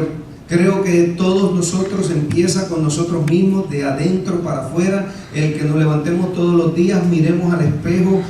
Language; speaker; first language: Spanish; native; Spanish